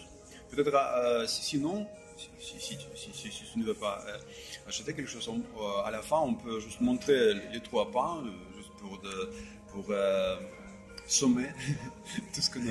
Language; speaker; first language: French; non-native, fluent; Russian